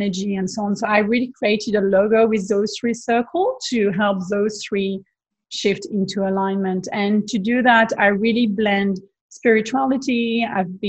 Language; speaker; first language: English; non-native, fluent; French